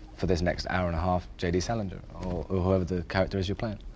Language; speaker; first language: English; native; English